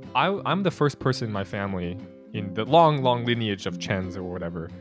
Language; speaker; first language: English; early bilingual, other home language; Chinese